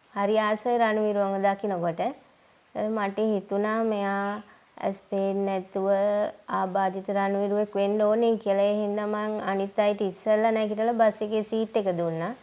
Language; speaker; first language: Sinhala; native; Sinhala